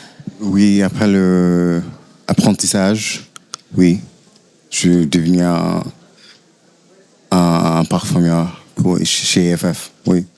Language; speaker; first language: French; non-native, fluent; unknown